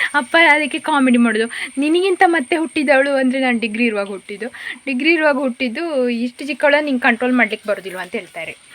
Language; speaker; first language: Kannada; native; Kannada